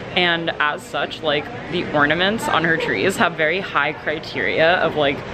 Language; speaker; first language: English; native; English